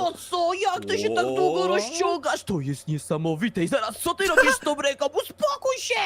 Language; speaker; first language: Polish; native; Polish